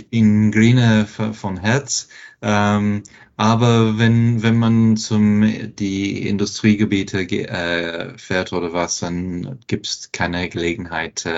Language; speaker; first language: German; non-native, fluent; English